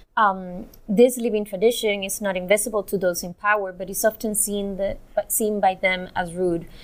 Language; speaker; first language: English; non-native, fluent; Spanish